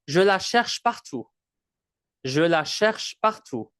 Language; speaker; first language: French; non-native, local second language; English